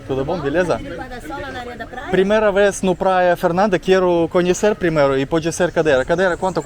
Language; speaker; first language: Portuguese; non-native, learner; Russian